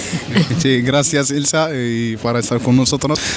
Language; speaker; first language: Spanish; non-native, learner; Arabic